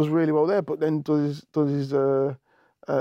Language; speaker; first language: English; native; English